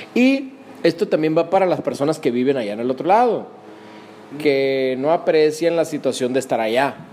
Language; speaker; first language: Spanish; native; Spanish